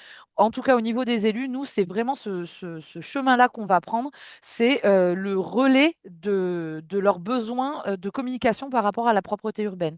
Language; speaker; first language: French; native; French